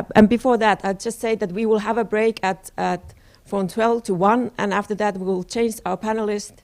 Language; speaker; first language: English; non-native, fluent; Finnish